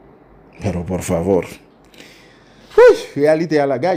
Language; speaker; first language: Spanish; non-native, fluent; Haitian Creole